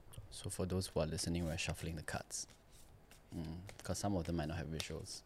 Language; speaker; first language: English; non-native, local second language; Chinese